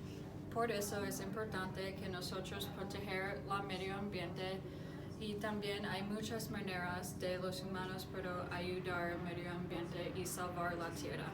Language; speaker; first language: Spanish; non-native, learner; English